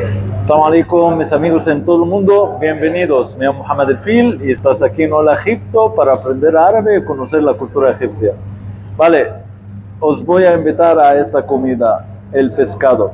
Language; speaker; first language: Spanish; non-native, fluent; Arabic